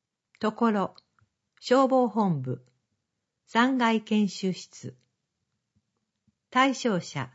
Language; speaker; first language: Japanese; native; Japanese